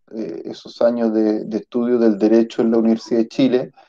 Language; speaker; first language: Spanish; early bilingual, other home language; Italian